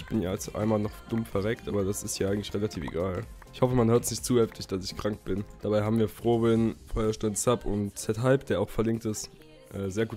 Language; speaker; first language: German; native; German